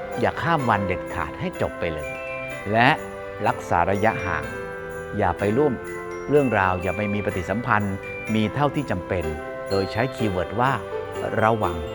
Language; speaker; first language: Thai; native; Thai